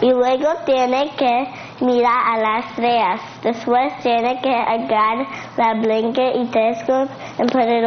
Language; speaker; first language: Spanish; non-native, learner; English